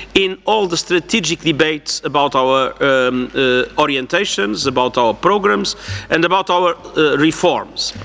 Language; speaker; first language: English; non-native, fluent; Portuguese